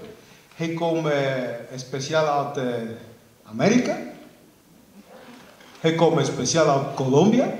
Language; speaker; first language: Dutch; non-native, fluent; Spanish